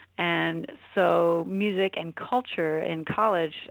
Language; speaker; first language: English; native; English